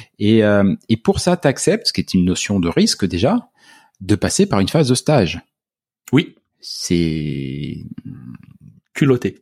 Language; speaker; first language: French; native; French